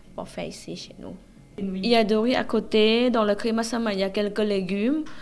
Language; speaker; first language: French; non-native, learner; Thai